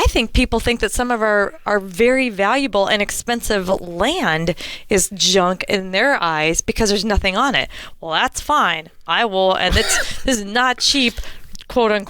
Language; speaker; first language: English; native; English